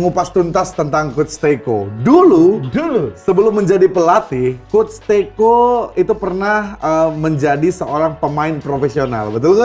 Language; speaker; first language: Indonesian; native; Indonesian